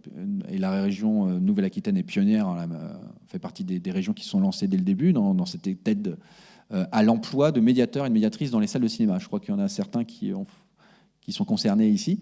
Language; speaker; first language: French; native; French